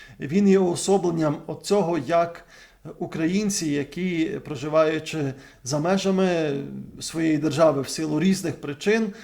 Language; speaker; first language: Ukrainian; native; Ukrainian